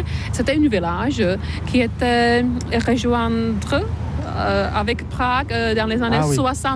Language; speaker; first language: French; non-native, fluent; Czech